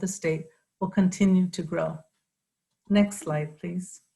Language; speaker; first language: English; native; English